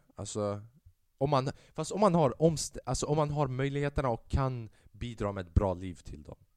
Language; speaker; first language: Swedish; early bilingual, other home language; Albanian